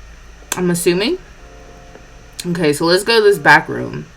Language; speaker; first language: English; native; English